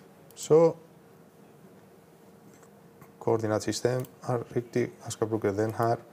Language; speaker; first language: Norwegian; non-native, learner; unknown